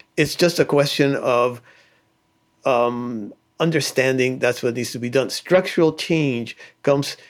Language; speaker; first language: English; early bilingual, other home language; Spanish